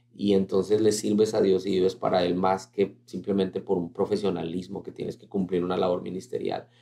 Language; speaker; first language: Spanish; native; Spanish